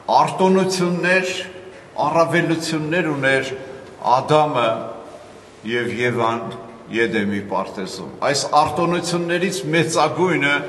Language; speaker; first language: Armenian; native; Armenian